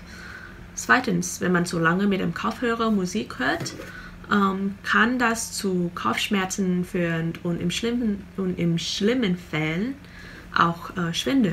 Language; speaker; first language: German; non-native, fluent; Vietnamese